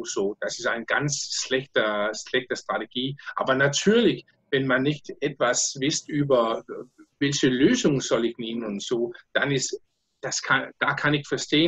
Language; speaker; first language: German; non-native, learner; Danish